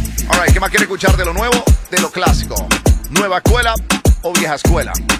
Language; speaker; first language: Spanish; native; Spanish